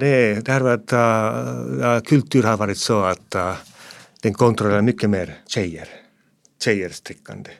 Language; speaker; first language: Swedish; non-native, fluent; Finnish